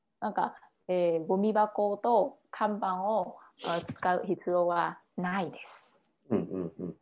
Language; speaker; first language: Japanese; non-native, learner; Vietnamese